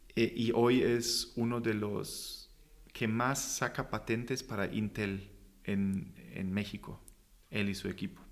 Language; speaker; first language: Spanish; non-native, fluent; German